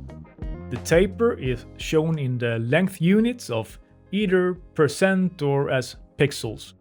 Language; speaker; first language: English; non-native, fluent; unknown